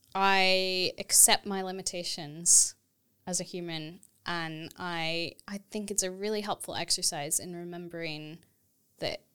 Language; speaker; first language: English; native; English